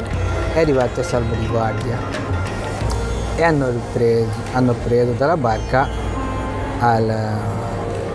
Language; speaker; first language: Italian; non-native, learner; Bangla